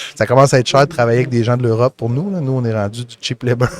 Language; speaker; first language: French; native; French